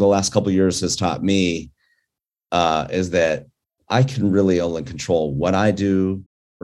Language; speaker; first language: English; native; English